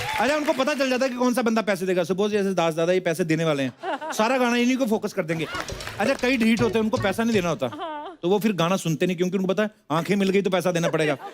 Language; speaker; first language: Hindi; non-native, local second language; Punjabi